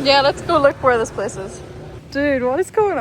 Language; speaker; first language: English; native; English